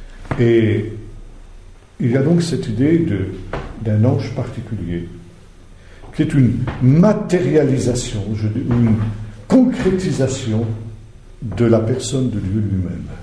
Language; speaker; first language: French; native; French